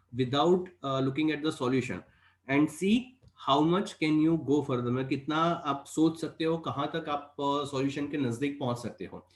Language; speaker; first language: Hindi; non-native, local second language; Gujarati